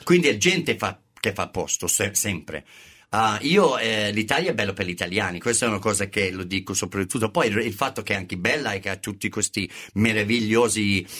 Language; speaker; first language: Italian; non-native, fluent; English